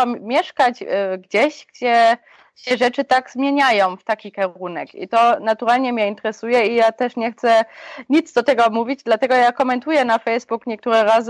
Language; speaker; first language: Polish; early bilingual, other home language; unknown